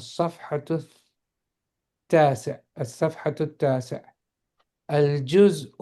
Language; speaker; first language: Arabic; non-native, fluent; English